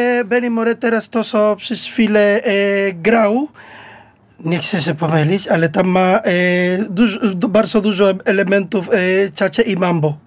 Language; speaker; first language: Polish; non-native, learner; Spanish